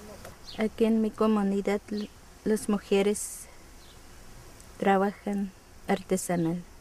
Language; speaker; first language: Spanish; non-native, local second language; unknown